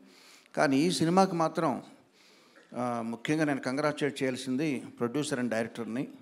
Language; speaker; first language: Telugu; native; Telugu